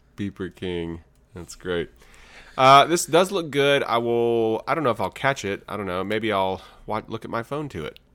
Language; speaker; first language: English; native; English